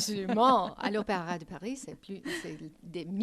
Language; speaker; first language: French; non-native, fluent; English